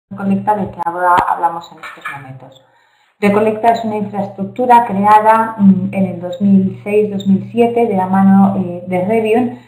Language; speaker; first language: Spanish; native; Spanish